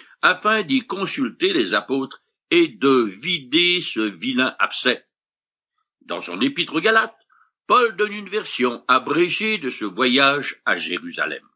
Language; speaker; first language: French; native; French